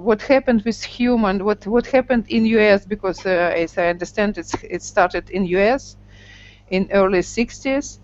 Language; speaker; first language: English; non-native, learner; Russian